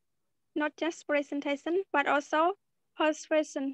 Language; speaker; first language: English; non-native, learner; Khmer